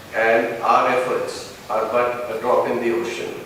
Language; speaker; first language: English; non-native, local second language; Punjabi